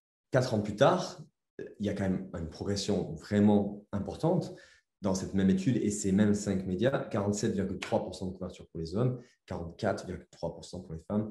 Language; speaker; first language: French; native; French